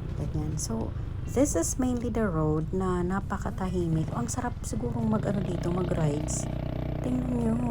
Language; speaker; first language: Filipino; non-native, local second language; Bikol